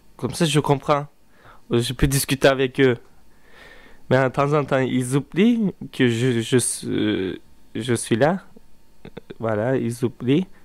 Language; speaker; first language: French; non-native, learner; Turkish